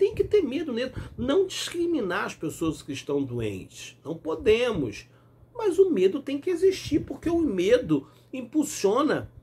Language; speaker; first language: Portuguese; native; Portuguese